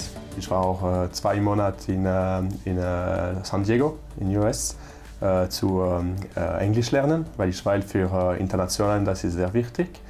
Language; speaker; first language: German; non-native, local second language; French